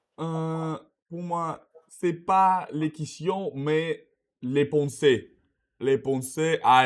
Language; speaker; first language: French; non-native, learner; Russian